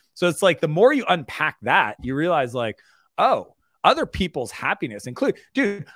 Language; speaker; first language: English; native; English